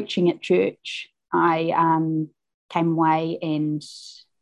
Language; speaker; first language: English; native; English